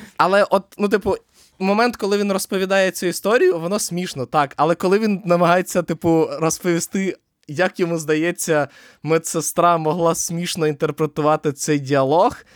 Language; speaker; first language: Ukrainian; native; Ukrainian